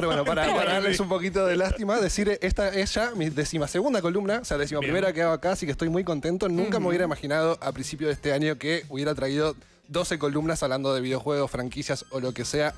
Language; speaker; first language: Spanish; native; Spanish